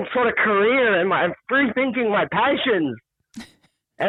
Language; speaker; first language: English; native; English